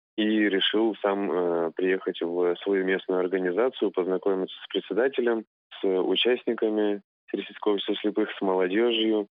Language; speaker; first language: Russian; native; Russian